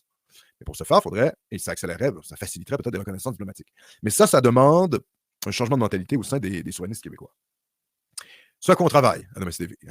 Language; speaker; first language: French; native; French